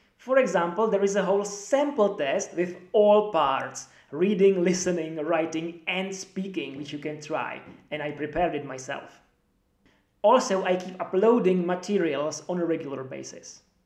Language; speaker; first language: English; non-native, fluent; Czech